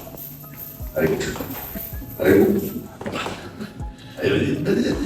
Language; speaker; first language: French; native; French